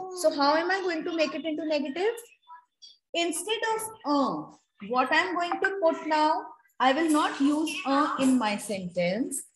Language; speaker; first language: English; non-native, local second language; Hindi